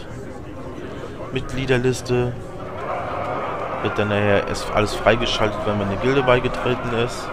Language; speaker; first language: German; native; German